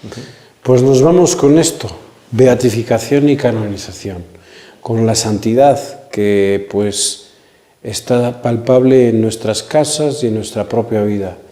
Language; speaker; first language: Spanish; native; Spanish